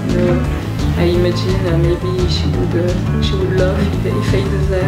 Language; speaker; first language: English; non-native, learner; French